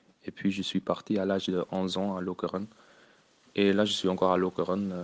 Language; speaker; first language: French; early bilingual, other home language; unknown